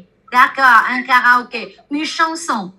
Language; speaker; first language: French; non-native, fluent; Vietnamese